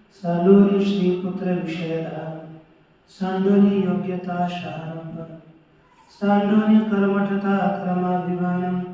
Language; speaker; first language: Hindi; non-native, local second language; Marathi